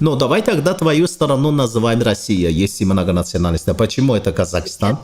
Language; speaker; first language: Russian; non-native, fluent; Turkish